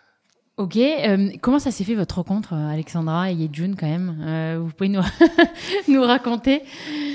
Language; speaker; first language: French; native; French